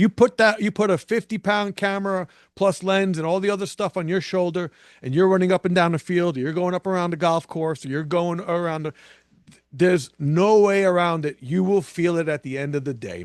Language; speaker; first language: English; native; English